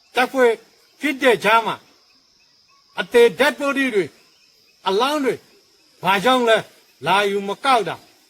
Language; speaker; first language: Burmese; non-native, local second language; Rohingya